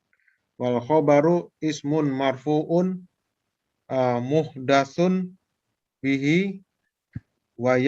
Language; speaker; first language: Arabic; non-native, learner; Indonesian